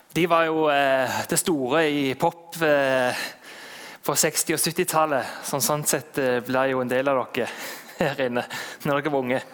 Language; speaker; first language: Norwegian; native; Norwegian